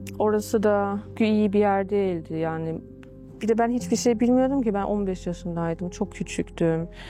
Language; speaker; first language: Turkish; early bilingual, heritage; Turkish